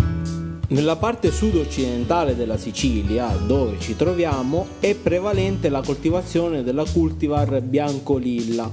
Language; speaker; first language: Italian; native; Italian